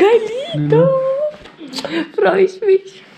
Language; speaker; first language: German; non-native, learner; Bulgarian